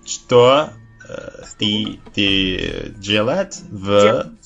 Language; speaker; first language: Russian; non-native, learner; Indonesian